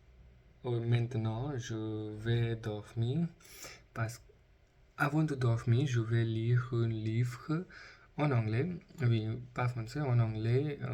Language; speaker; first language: French; non-native, learner; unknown